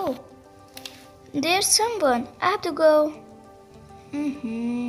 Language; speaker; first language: English; non-native, learner; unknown